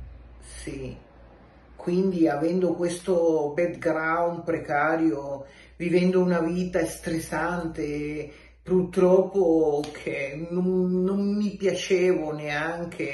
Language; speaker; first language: Italian; non-native, local second language; Spanish